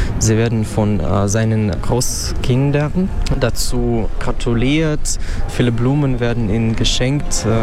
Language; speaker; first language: German; non-native, fluent; Russian